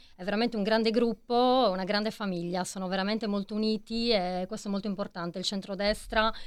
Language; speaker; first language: Italian; native; Italian